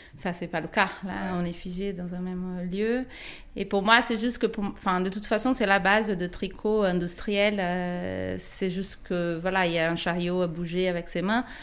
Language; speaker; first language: French; non-native, fluent; Portuguese